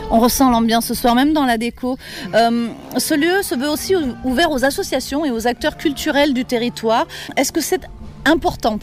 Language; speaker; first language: French; native; French